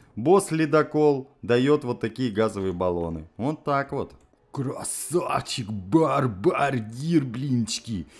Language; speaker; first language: Russian; native; Russian